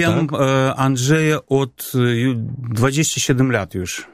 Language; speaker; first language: Polish; non-native, fluent; Belarusian